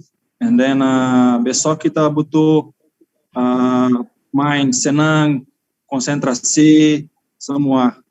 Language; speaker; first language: Indonesian; non-native, learner; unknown